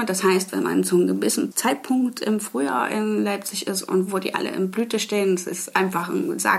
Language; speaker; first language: German; native; German